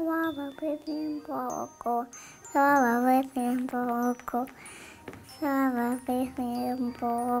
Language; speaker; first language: Russian; early bilingual, heritage; Russian